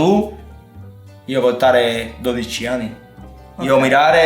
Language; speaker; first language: Italian; non-native, learner; Spanish